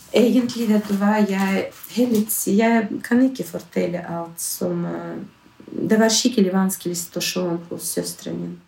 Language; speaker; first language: Norwegian; non-native, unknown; Russian